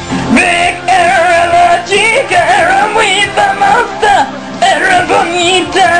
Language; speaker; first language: Spanish; non-native, learner; English